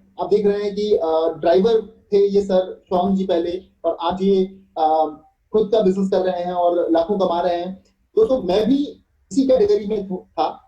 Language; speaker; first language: Hindi; native; Hindi